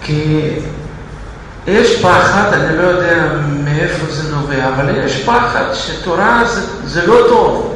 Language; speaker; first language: Hebrew; non-native, fluent; Russian